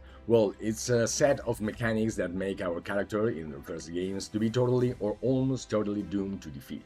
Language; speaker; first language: English; non-native, fluent; Spanish